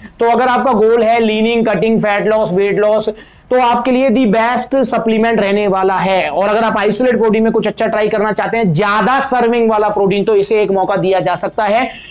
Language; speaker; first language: Hindi; native; Hindi